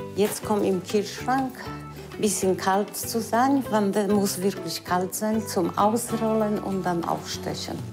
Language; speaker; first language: German; non-native, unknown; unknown